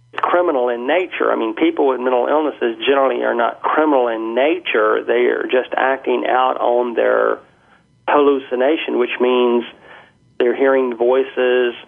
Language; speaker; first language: English; native; English